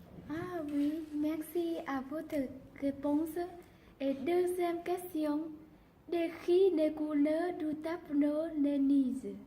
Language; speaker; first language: French; non-native, learner; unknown